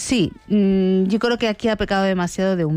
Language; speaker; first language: Spanish; native; Spanish